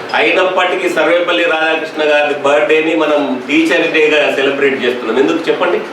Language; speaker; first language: Telugu; native; Telugu